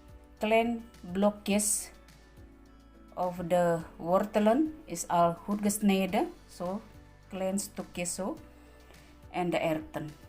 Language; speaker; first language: Dutch; non-native, learner; Indonesian